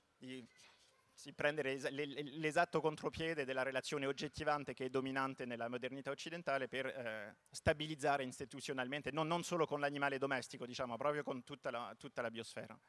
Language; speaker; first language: Italian; early bilingual, heritage; Italian